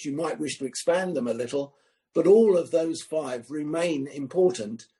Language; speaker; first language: English; native; English